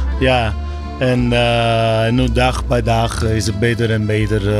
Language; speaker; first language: Dutch; non-native, learner; Italian